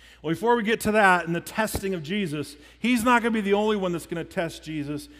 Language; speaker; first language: English; native; English